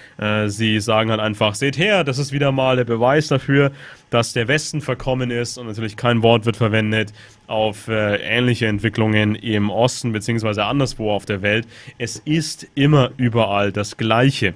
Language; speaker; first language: German; native; German